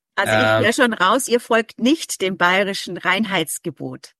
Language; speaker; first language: German; native; German